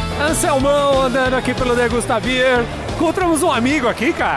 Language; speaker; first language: Portuguese; native; Portuguese